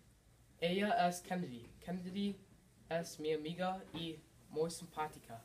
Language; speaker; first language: Spanish; non-native, learner; English